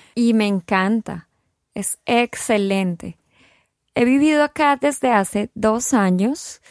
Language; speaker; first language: Spanish; native; Spanish